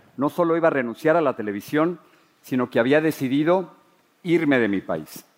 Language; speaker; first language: Spanish; native; Spanish